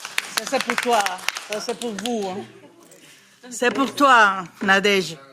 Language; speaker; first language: French; non-native, fluent; Spanish